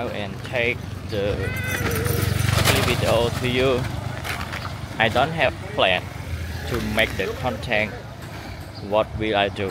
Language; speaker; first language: English; non-native, learner; Khmer